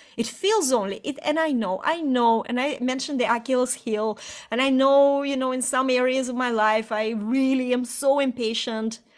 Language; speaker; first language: English; non-native, fluent; Estonian